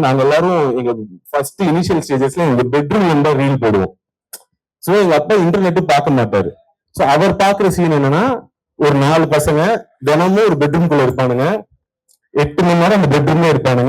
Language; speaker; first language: Tamil; native; Tamil